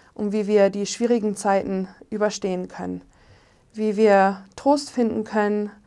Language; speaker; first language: German; native; German